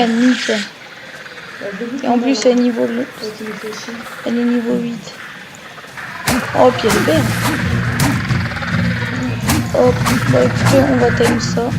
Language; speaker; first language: French; native; French